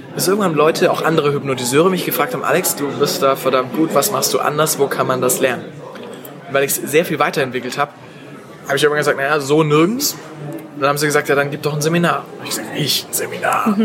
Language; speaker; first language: German; native; German